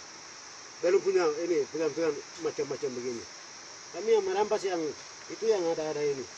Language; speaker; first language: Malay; non-native, local second language; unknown